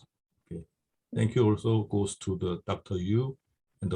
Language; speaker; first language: English; non-native, fluent; Korean